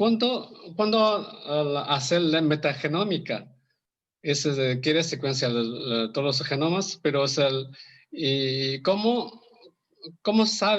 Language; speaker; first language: Spanish; non-native, learner; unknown